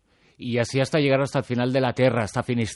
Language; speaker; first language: Spanish; native; Spanish